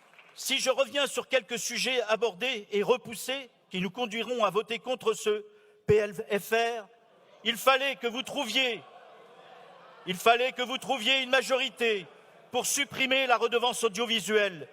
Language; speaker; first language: French; native; French